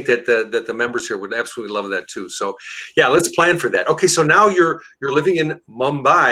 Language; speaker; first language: English; native; English